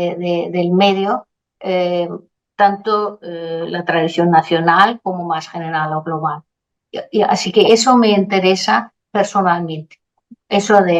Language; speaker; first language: Spanish; non-native, fluent; Danish